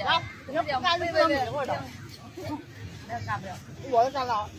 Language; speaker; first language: Chinese; native; Chinese